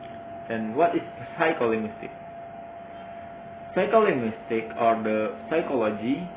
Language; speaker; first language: English; non-native, learner; Indonesian